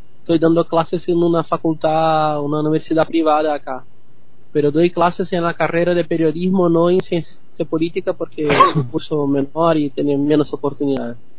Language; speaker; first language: Spanish; non-native, fluent; Portuguese